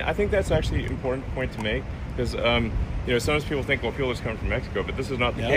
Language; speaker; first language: English; native; English